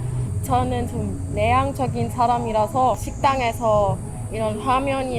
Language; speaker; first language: Korean; non-native, fluent; German